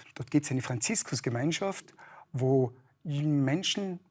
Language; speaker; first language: German; native; German